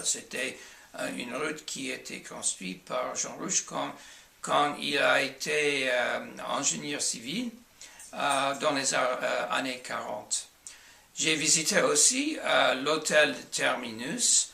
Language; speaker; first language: French; non-native, fluent; English